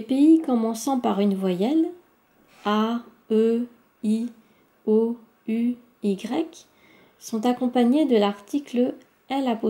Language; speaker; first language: French; native; French